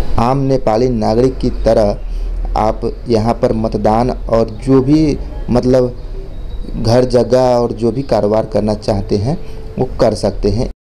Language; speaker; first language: Hindi; native; Hindi